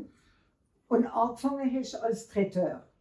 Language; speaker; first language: German; non-native, fluent; French